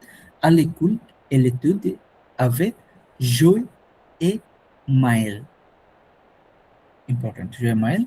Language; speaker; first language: French; non-native, fluent; Bangla